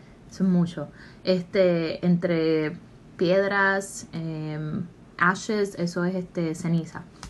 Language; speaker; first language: Spanish; native; Spanish